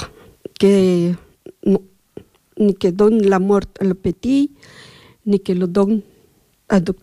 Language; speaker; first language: French; non-native, learner; Spanish